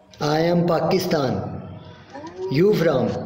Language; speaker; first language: English; non-native, learner; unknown